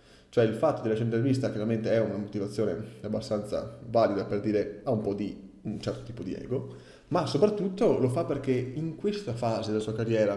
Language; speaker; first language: Italian; native; Italian